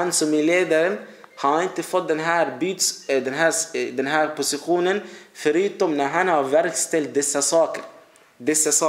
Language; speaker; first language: Swedish; early bilingual, other home language; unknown